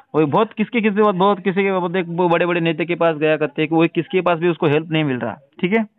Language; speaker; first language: Hindi; non-native, local second language; Marathi